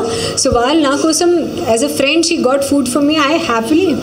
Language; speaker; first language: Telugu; non-native, learner; Hindi